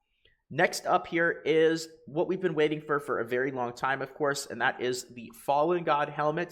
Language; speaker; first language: English; native; English